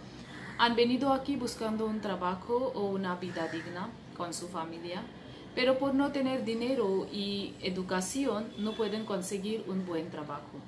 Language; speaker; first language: Spanish; non-native, fluent; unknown